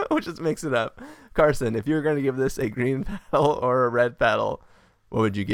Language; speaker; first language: English; native; English